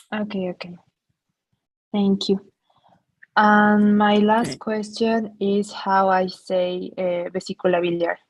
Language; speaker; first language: English; non-native, learner; Spanish